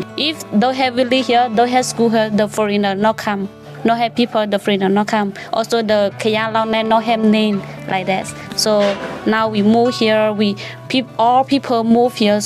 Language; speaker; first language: English; non-native, learner; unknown